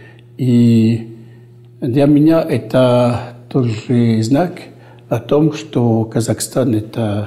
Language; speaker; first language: Russian; non-native, fluent; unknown